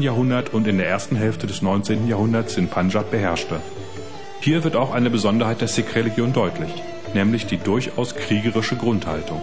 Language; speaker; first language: German; native; German